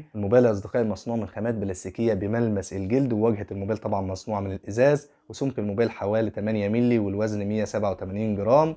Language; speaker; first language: Arabic; native; Arabic